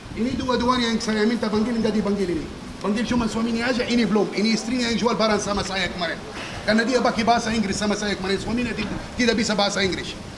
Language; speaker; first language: Indonesian; non-native, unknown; Arabic